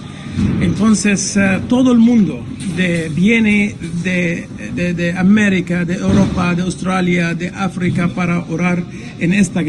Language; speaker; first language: Spanish; non-native, fluent; Arabic